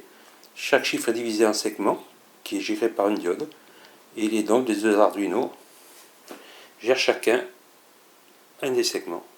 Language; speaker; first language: French; native; French